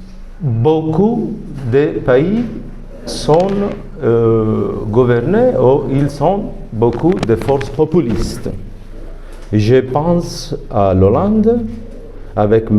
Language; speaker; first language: French; non-native, fluent; Italian